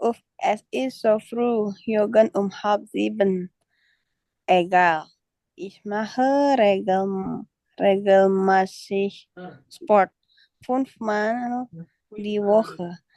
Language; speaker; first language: German; non-native, learner; Indonesian